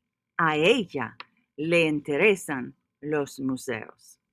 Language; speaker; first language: Spanish; non-native, fluent; English